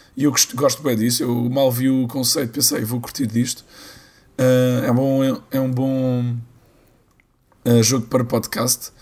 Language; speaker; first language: Portuguese; native; Portuguese